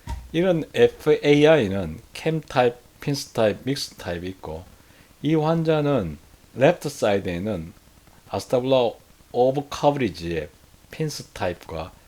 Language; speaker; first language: Korean; native; Korean